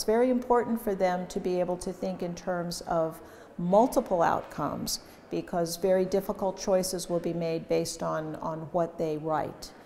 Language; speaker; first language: English; native; English